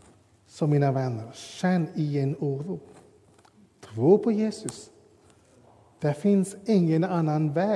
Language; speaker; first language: Swedish; non-native, fluent; English